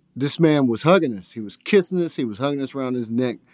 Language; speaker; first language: English; native; English